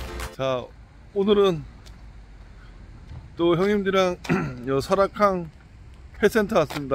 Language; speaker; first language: Korean; native; Korean